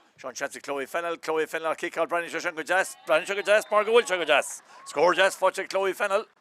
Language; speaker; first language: Irish; native; Irish